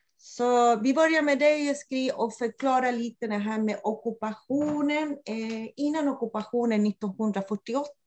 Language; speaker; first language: Swedish; non-native, fluent; Spanish